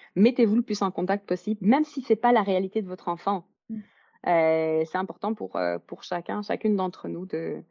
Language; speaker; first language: French; native; French